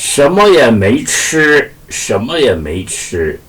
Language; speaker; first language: Chinese; non-native, fluent; Korean